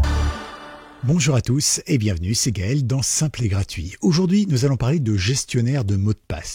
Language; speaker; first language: French; native; French